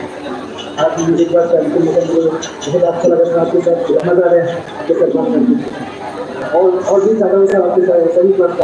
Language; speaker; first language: Hindi; non-native, local second language; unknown